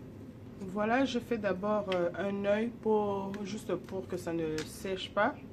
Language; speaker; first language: French; non-native, local second language; Lingala